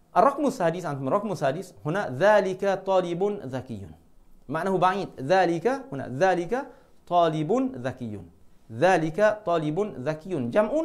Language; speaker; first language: Arabic; non-native, fluent; Malay